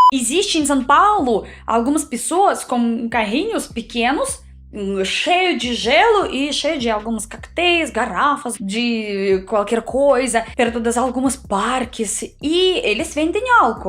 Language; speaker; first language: Portuguese; non-native, fluent; Russian